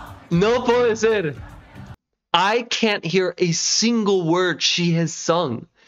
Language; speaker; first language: English; native; English